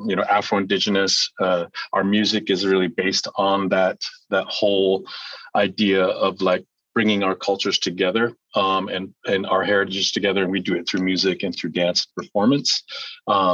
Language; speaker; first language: English; early bilingual, other home language; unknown